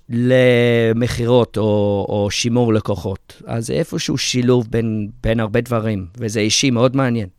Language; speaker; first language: Hebrew; early bilingual, heritage; Hebrew